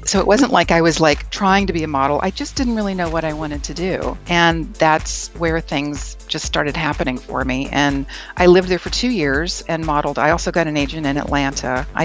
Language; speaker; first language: English; native; English